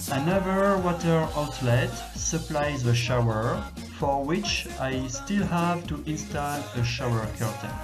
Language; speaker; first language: English; non-native, fluent; French